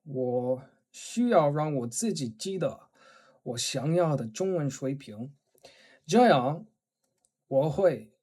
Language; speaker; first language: Chinese; non-native, learner; English